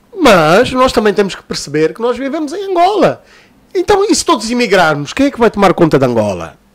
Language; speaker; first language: Portuguese; native; Portuguese